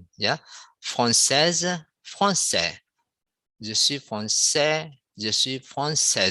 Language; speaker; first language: French; non-native, fluent; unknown